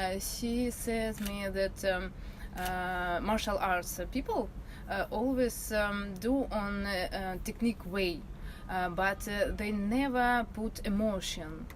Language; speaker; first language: English; non-native, learner; Russian